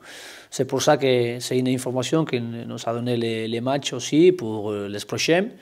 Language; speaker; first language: French; non-native, learner; Spanish